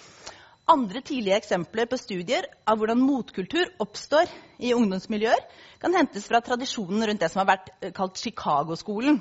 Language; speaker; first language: Norwegian; native; Norwegian